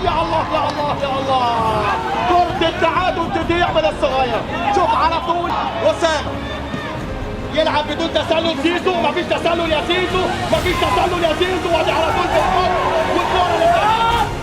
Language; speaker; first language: Arabic; native; Arabic